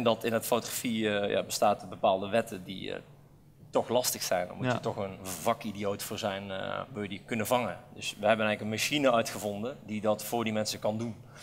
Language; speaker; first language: Dutch; native; Dutch